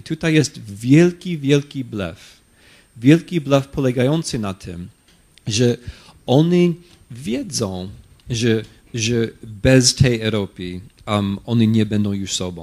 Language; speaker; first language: Polish; non-native, fluent; English